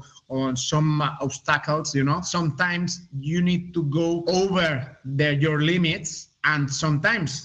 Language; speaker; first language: English; non-native, learner; Spanish